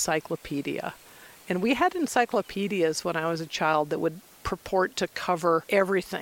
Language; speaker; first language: English; native; English